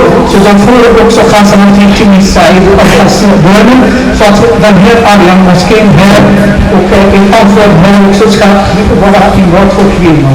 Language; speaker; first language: Swedish; non-native, fluent; Somali